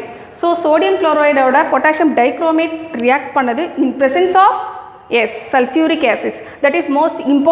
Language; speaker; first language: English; non-native, local second language; Tamil